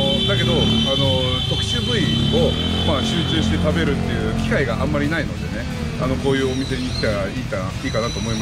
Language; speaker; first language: Japanese; native; Japanese